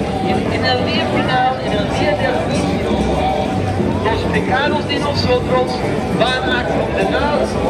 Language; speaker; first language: Spanish; non-native, learner; English